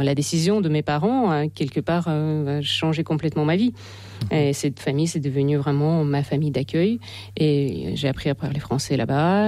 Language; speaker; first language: French; non-native, fluent; Russian